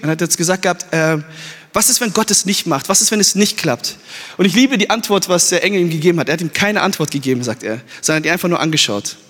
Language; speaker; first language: German; early bilingual, other home language; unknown